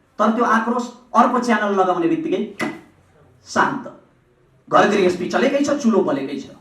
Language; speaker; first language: Nepali; native; Nepali